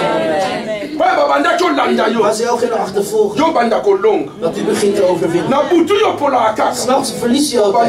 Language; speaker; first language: Dutch; non-native, learner; Lingala